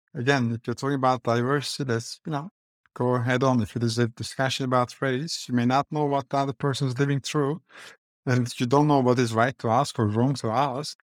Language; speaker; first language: English; non-native, fluent; Turkish